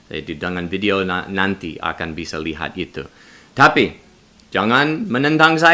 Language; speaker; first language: Indonesian; non-native, learner; English